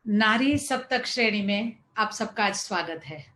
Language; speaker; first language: Hindi; non-native, local second language; Gujarati